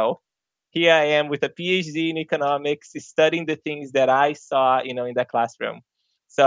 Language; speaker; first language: English; non-native, fluent; Portuguese